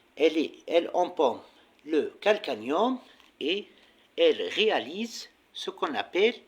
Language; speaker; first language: French; non-native, local second language; Arabic